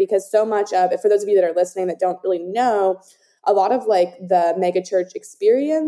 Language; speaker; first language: English; native; English